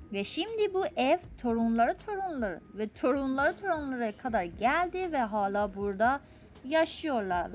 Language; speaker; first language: Turkish; non-native, fluent; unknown